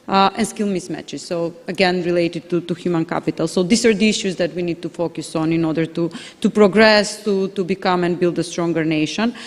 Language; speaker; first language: English; non-native, fluent; Macedonian